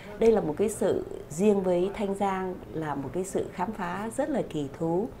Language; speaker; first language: Vietnamese; native; Vietnamese